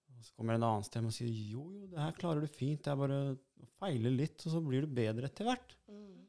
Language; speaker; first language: Norwegian; early bilingual, other home language; Albanian